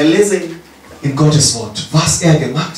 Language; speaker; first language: German; non-native, learner; English